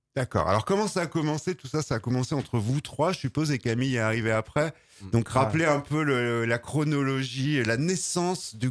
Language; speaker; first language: French; native; French